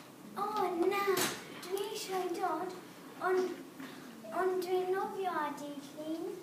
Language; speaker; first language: Welsh; non-native, learner; English